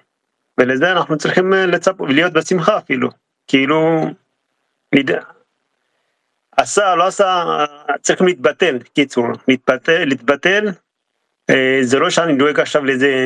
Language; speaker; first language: Hebrew; non-native, fluent; French